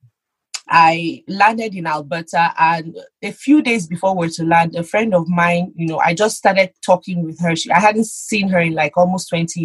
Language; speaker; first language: English; non-native, local second language; Yoruba